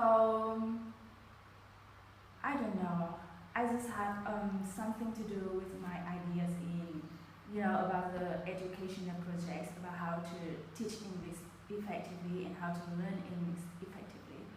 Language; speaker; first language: English; non-native, fluent; Vietnamese